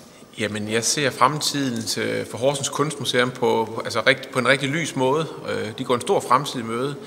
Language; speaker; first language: Danish; native; Danish